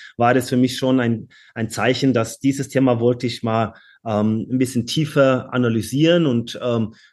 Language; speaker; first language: German; non-native, fluent; Norwegian